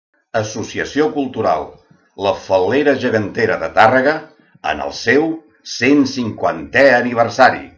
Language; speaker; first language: Catalan; native; Catalan